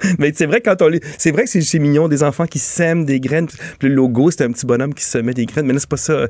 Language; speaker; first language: French; native; French